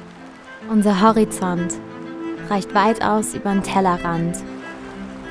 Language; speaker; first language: German; native; German